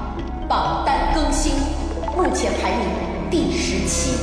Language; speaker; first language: Chinese; native; Chinese